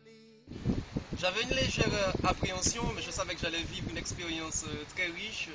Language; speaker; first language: French; native; French